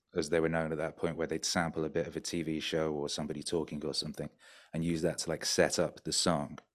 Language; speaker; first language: English; native; English